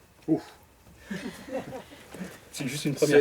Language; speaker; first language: French; native; French